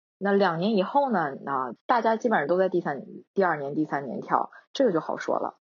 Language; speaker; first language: Chinese; non-native, local second language; Korean